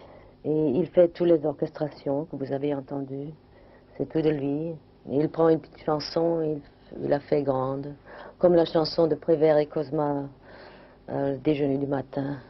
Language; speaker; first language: French; non-native, fluent; German